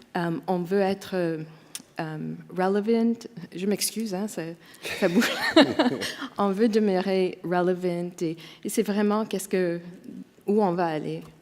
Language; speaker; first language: French; non-native, local second language; English